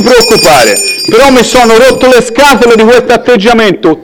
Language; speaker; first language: Italian; native; Italian